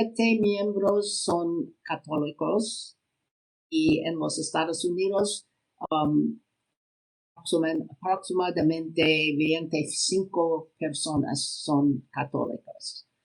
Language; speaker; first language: Spanish; non-native, learner; English